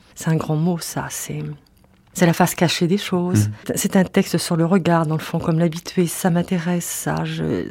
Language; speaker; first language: French; native; French